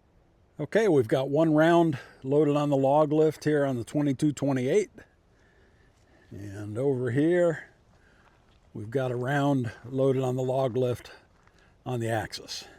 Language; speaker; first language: English; native; English